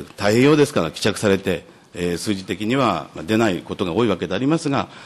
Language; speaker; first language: Japanese; native; Japanese